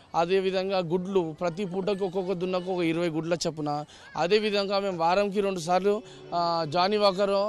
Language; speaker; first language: Telugu; native; Telugu